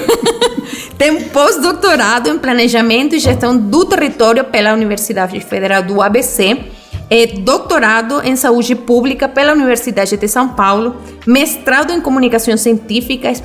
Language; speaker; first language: Portuguese; non-native, fluent; Spanish